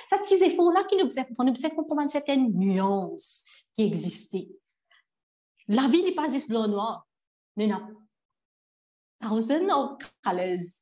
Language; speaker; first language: French; non-native, local second language; Morisyen